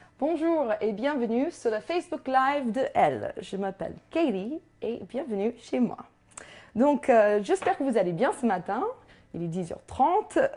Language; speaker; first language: French; non-native, fluent; English